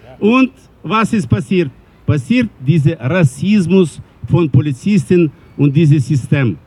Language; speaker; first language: German; non-native, learner; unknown